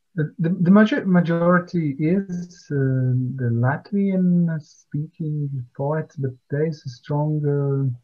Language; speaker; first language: English; non-native, fluent; Latvian